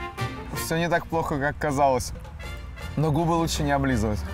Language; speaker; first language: Russian; native; Russian